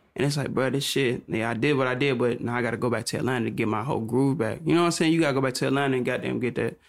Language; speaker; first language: English; native; English